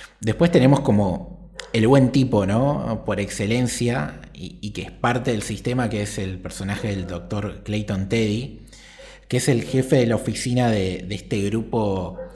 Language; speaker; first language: Spanish; native; Spanish